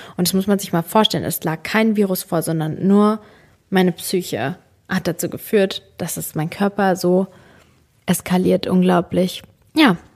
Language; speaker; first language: German; early bilingual, other home language; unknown